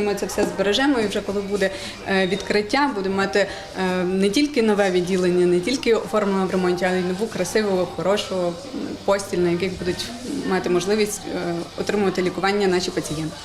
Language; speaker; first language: Ukrainian; native; Ukrainian